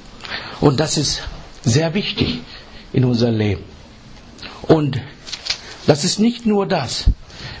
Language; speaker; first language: German; non-native, learner; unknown